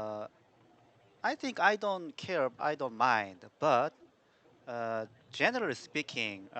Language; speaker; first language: English; non-native, learner; Korean